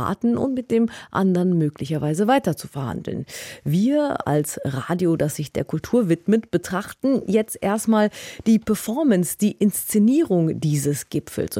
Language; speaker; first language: German; native; German